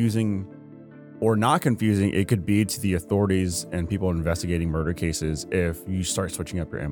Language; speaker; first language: English; native; English